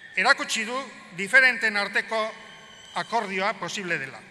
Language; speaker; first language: Basque; native; Basque